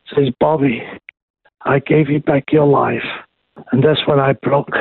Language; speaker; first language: English; non-native, local second language; Cantonese